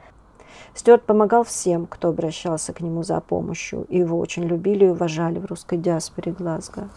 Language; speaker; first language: Russian; native; Russian